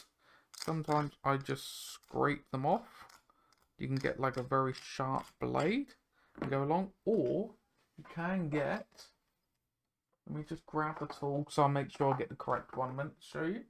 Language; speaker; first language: English; native; English